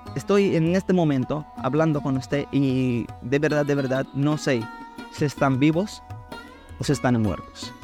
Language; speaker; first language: Spanish; non-native, fluent; Arabic